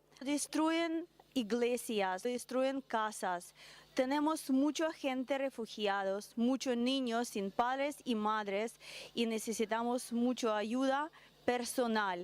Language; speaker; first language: Spanish; non-native, learner; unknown